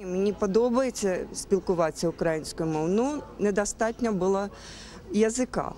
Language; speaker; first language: Ukrainian; non-native, local second language; Russian